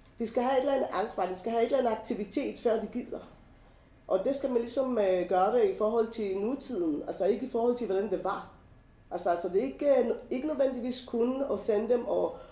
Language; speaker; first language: Danish; non-native, fluent; Hebrew